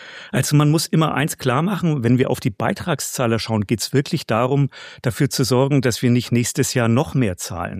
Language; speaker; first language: German; native; German